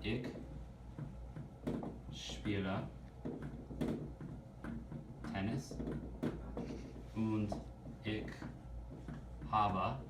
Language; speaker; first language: German; non-native, learner; English